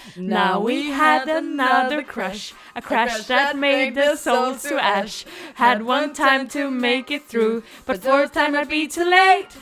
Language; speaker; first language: English; non-native, fluent; Danish